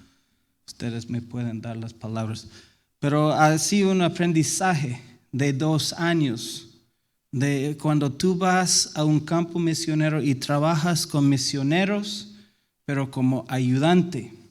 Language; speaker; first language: Spanish; non-native, fluent; English